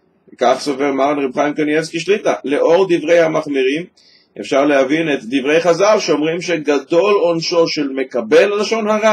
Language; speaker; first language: Hebrew; native; Hebrew